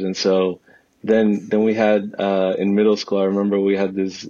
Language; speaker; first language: English; early bilingual, other home language; Spanish